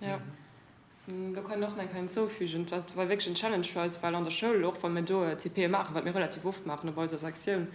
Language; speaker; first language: German; non-native, local second language; Luxembourgish